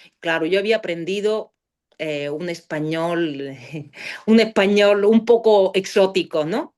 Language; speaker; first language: Spanish; non-native, fluent; Bulgarian